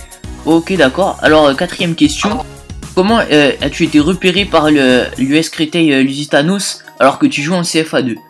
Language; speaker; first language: French; native; French